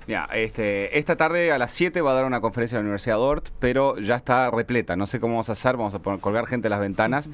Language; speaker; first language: Spanish; native; Spanish